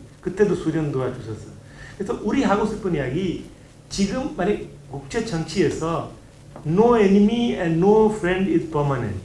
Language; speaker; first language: Korean; non-native, learner; Hindi